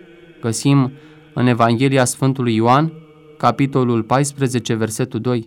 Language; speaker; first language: Romanian; native; Romanian